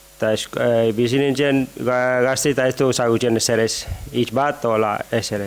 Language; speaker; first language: Basque; non-native, learner; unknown